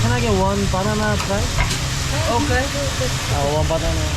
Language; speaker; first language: English; non-native, learner; Korean